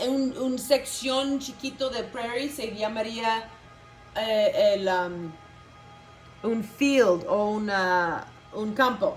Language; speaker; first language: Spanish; non-native, local second language; English